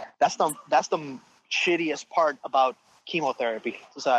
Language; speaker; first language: English; non-native, local second language; Spanish